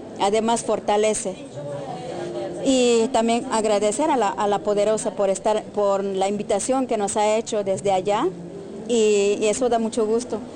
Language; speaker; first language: Spanish; non-native, local second language; Tzotzil